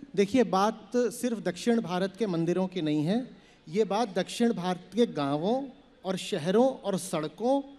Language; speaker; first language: Hindi; native; Hindi